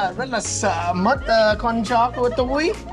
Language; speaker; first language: Vietnamese; non-native, fluent; English